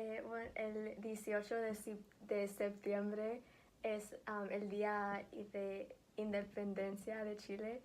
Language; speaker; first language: Spanish; early bilingual, heritage; Spanish